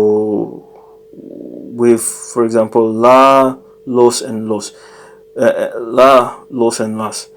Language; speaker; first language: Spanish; non-native, learner; English